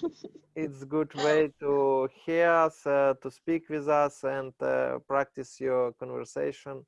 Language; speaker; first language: English; non-native, learner; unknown